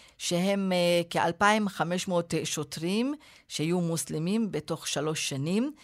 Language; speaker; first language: Hebrew; non-native, local second language; Arabic